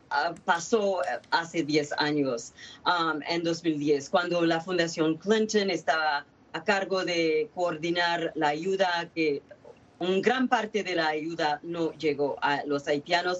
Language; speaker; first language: Spanish; non-native, fluent; Haitian Creole